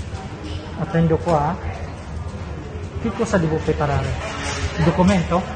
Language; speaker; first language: Italian; non-native, learner; Filipino